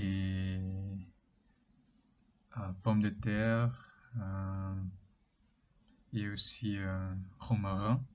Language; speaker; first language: French; non-native, learner; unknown